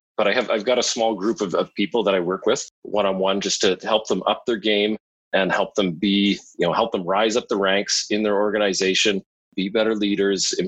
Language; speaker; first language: English; native; English